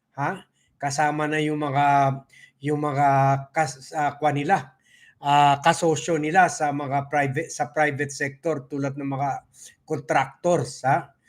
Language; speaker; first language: Filipino; non-native, local second language; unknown